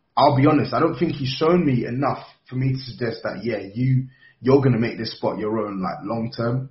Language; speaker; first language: English; native; English